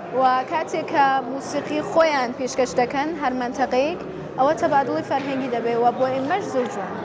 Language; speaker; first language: Central Kurdish; non-native, local second language; Southern Kurdish